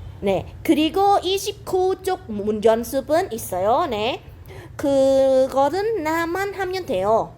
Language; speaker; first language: Korean; non-native, fluent; Khmer